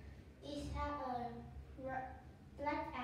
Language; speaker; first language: English; non-native, learner; Vietnamese